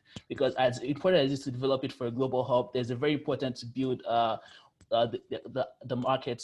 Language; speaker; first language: English; non-native, local second language; Yoruba